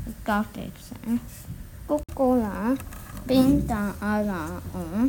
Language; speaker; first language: Finnish; non-native, learner; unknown